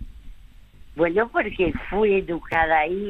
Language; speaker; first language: Spanish; early bilingual, other home language; French